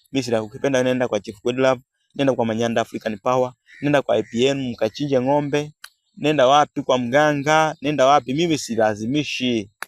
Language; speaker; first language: Swahili; native; Swahili